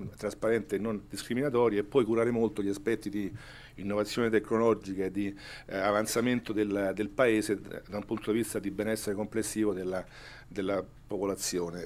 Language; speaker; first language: Italian; native; Italian